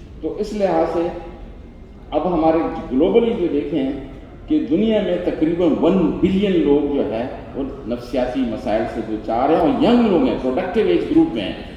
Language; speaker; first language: Urdu; non-native, local second language; Sindhi